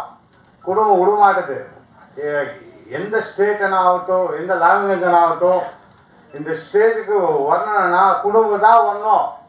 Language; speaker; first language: Tamil; non-native, learner; Kannada